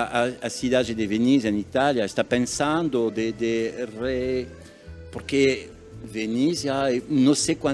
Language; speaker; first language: Portuguese; non-native, learner; French